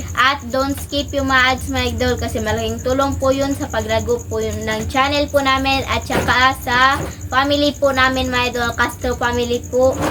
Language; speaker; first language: Filipino; non-native, local second language; Cebuano